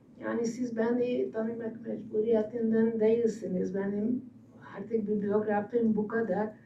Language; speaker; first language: Turkish; non-native, fluent; Hungarian